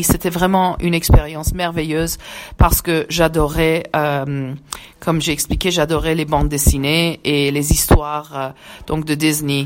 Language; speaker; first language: French; early bilingual, other home language; Persian